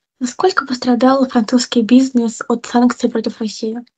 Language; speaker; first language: Russian; native; Russian